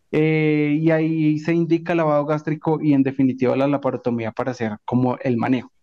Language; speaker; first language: Spanish; native; Spanish